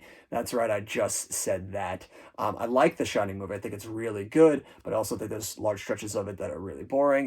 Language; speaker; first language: English; native; English